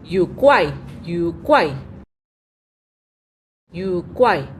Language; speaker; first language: Chinese; non-native, fluent; Indonesian